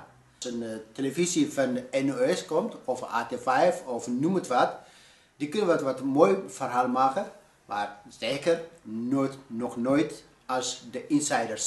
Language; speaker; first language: Dutch; non-native, fluent; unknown